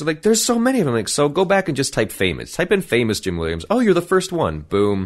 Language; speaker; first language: English; native; English